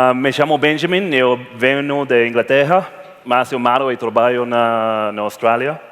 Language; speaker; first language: Portuguese; non-native, learner; English